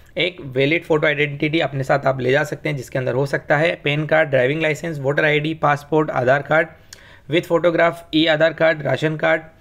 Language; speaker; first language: Hindi; native; Hindi